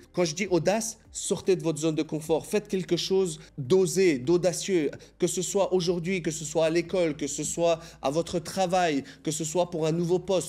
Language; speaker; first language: French; native; French